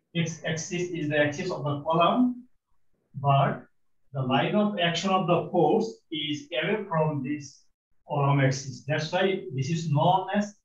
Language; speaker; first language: English; non-native, local second language; Bangla